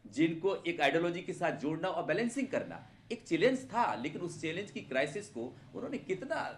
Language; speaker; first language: Hindi; native; Hindi